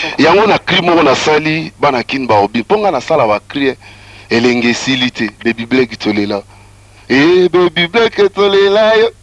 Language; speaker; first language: Lingala; native; Lingala